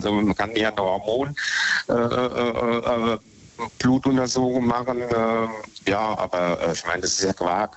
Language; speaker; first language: German; native; German